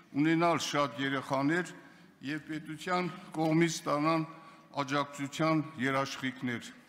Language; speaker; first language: Armenian; non-native, local second language; Kurdish